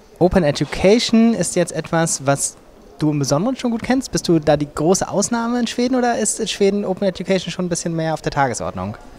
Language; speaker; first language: German; native; German